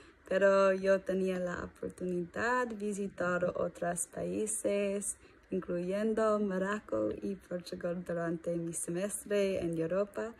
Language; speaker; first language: Spanish; non-native, learner; English